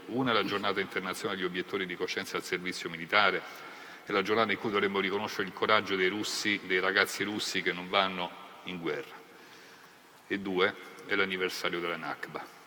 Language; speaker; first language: Italian; native; Italian